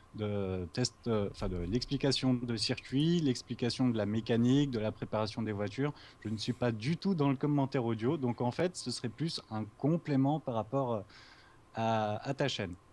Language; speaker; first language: French; native; French